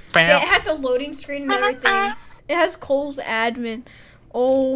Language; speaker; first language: English; native; English